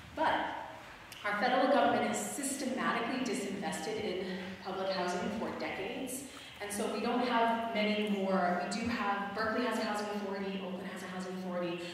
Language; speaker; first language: English; native; English